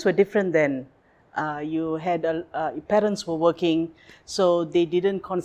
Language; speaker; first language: English; non-native, local second language; Tamil